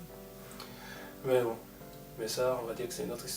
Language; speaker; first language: French; native; French